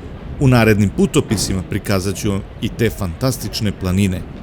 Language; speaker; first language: Serbian; native; Serbian